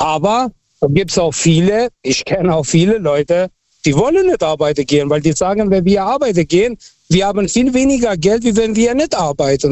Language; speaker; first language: German; non-native, fluent; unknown